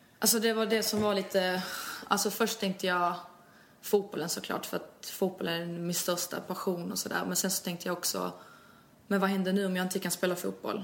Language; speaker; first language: Swedish; early bilingual, other home language; Albanian